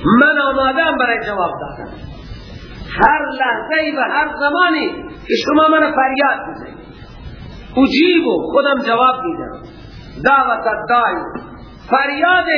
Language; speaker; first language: Persian; native; Persian